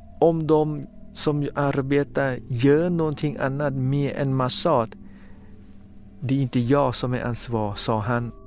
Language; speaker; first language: Swedish; non-native, fluent; Thai